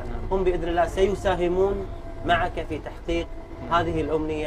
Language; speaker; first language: Arabic; native; Arabic